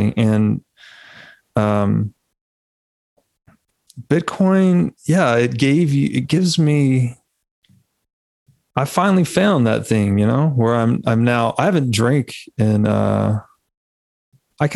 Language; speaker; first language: English; native; English